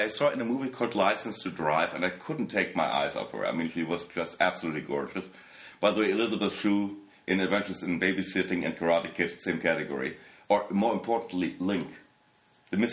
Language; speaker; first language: English; non-native, fluent; German